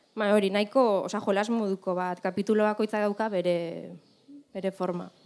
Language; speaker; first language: Basque; native; Basque